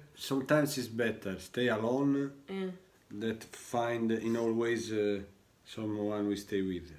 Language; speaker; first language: English; non-native, learner; Italian